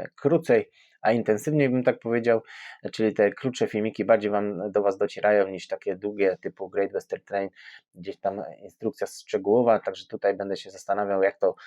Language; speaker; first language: Polish; native; Polish